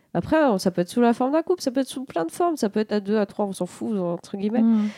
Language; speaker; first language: French; native; French